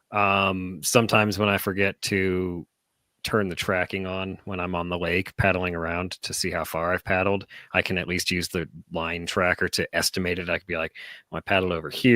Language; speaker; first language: English; native; English